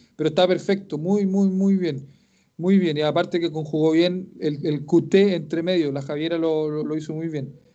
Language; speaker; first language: Spanish; native; Spanish